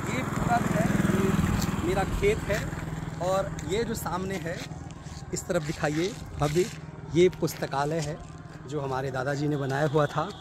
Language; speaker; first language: Hindi; native; Hindi